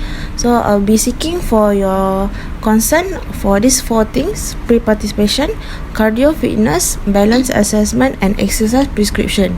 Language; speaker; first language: English; non-native, local second language; Malay